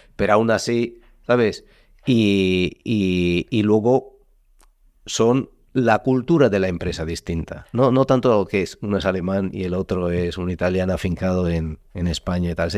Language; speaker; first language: Spanish; non-native, fluent; Italian